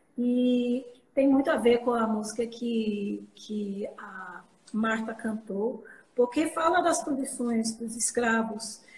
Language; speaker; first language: Portuguese; non-native, fluent; English